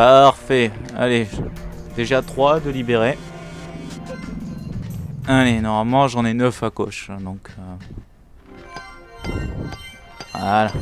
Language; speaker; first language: French; native; French